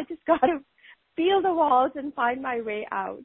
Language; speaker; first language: English; non-native, local second language; Hindi